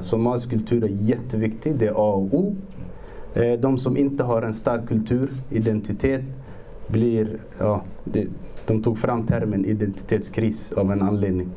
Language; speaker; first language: Swedish; early bilingual, other home language; Somali